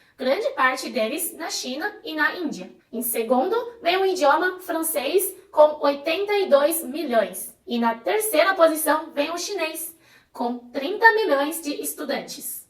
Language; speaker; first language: Portuguese; non-native, fluent; Chinese